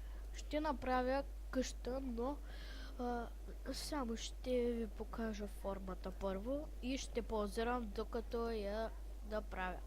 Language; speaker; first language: Bulgarian; native; Bulgarian